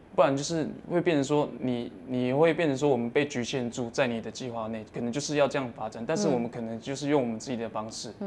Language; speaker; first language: Chinese; native; Chinese